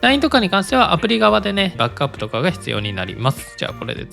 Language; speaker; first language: Japanese; native; Japanese